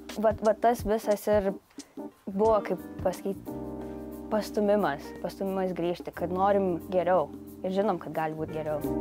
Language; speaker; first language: Lithuanian; native; Lithuanian